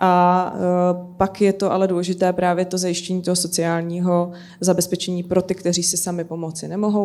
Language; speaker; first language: Czech; native; Czech